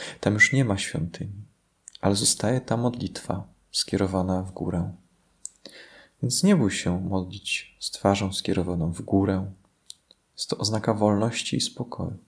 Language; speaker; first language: Polish; native; Polish